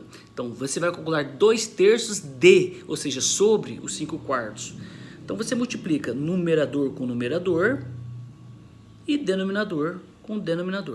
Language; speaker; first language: Portuguese; native; Portuguese